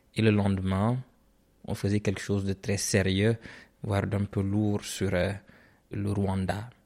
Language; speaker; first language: French; non-native, local second language; Serer